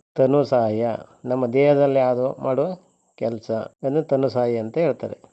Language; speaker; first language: Kannada; native; Kannada